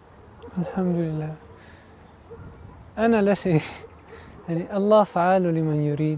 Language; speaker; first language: Arabic; non-native, learner; Italian